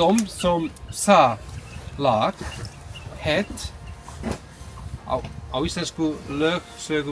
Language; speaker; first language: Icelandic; non-native, fluent; Swedish